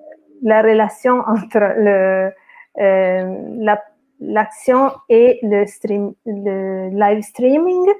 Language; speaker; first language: French; non-native, fluent; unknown